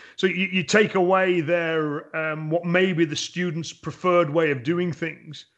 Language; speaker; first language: English; native; English